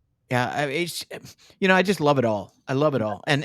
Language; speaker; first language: English; native; English